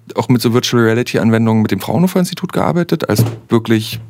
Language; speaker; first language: German; native; German